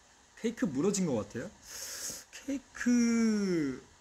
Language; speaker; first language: Korean; non-native, fluent; Chinese